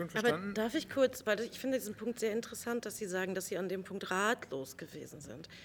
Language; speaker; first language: German; native; German